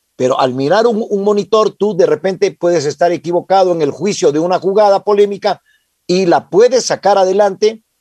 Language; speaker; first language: Spanish; native; Spanish